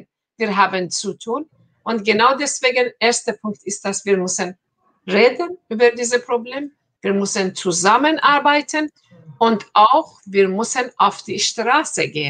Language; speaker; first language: German; non-native, fluent; Persian